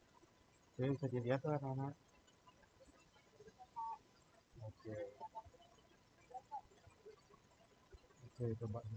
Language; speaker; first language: Indonesian; native; Indonesian